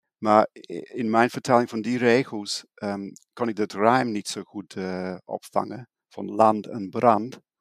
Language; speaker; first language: Dutch; non-native, fluent; English